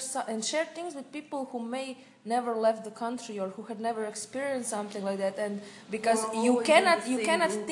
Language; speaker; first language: English; non-native, fluent; Croatian